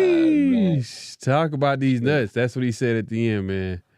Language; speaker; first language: English; native; English